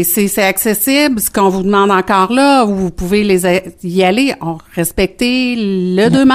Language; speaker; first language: French; native; French